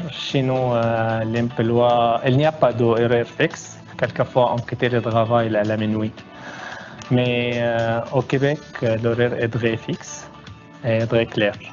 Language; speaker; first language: French; non-native, learner; Arabic